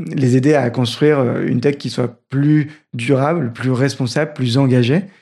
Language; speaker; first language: French; native; French